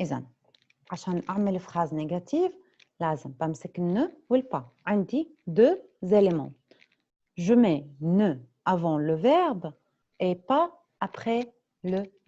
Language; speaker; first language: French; non-native, fluent; Arabic